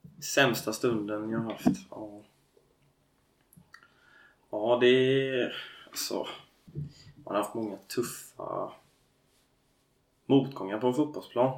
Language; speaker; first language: Swedish; native; Swedish